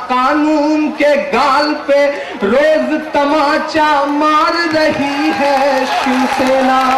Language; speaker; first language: Hindi; native; Hindi